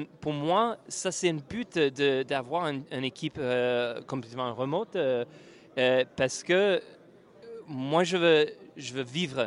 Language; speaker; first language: French; non-native, fluent; English